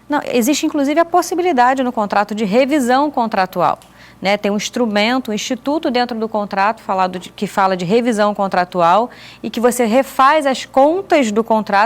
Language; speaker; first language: Portuguese; native; Portuguese